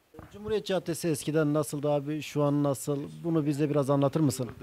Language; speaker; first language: Turkish; native; Turkish